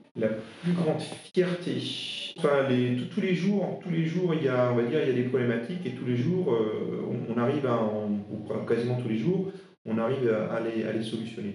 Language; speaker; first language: French; non-native, local second language; Swiss German